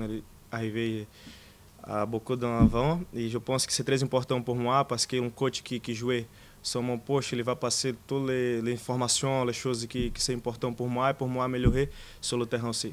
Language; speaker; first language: French; non-native, learner; Portuguese